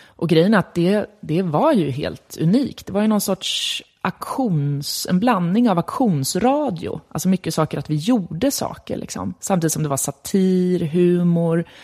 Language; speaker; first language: Swedish; native; Swedish